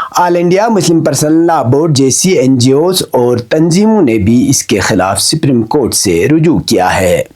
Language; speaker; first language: Urdu; non-native, local second language; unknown